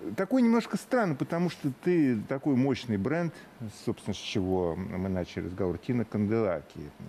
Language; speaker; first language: Russian; native; Russian